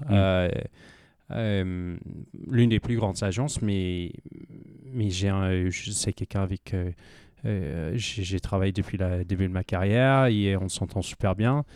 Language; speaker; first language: French; non-native, fluent; English